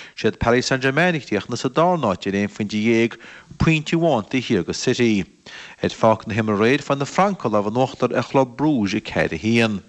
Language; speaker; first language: Irish; native; Irish